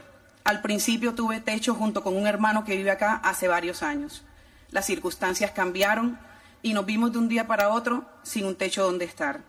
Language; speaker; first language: Spanish; native; Spanish